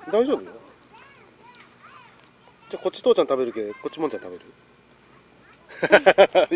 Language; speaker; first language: Japanese; native; Japanese